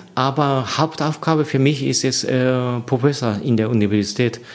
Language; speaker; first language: German; non-native, learner; Japanese